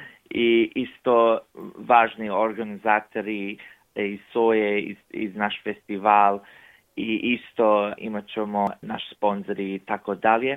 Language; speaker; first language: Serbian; early bilingual, heritage; English